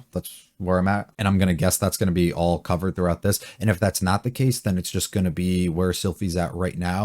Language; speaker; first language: English; native; English